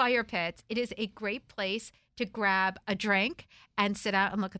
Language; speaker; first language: English; native; English